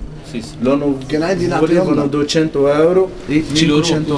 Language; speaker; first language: Italian; non-native, learner; Arabic